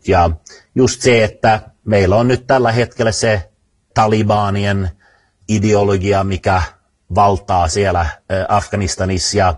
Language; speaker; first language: Finnish; non-native, fluent; Swedish